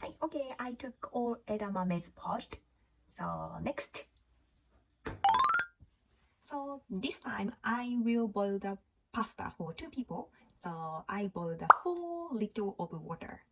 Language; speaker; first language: English; non-native, learner; Japanese